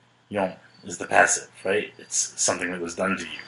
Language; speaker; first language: English; native; English